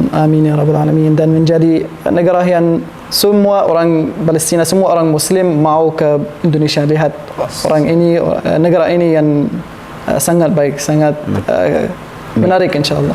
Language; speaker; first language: Indonesian; non-native, learner; Arabic